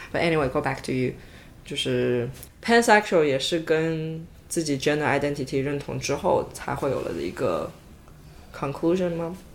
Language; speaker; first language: Chinese; native; Chinese